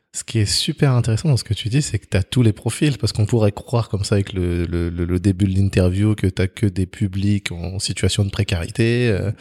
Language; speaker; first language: French; native; French